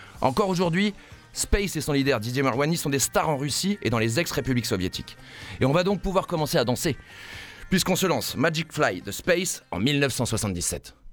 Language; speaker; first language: French; native; French